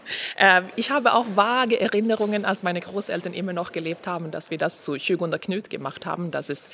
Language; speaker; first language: German; non-native, fluent; Swedish